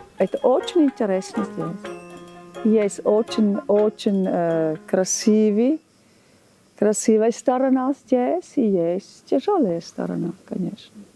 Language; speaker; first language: Russian; non-native, learner; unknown